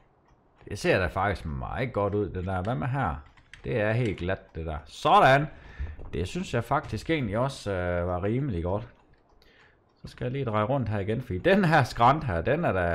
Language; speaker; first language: Danish; native; Danish